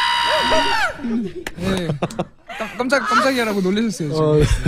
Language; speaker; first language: Korean; native; Korean